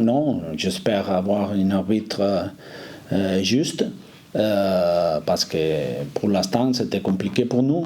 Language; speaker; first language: French; non-native, fluent; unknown